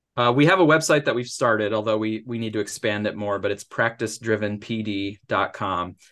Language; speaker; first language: English; native; English